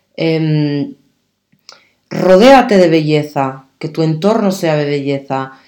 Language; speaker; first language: Spanish; early bilingual, other home language; Arabic